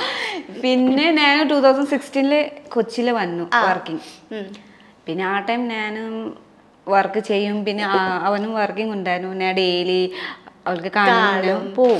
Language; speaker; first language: Malayalam; non-native, learner; Nepali